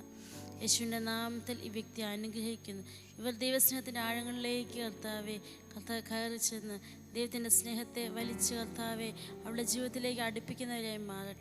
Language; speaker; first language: Malayalam; native; Malayalam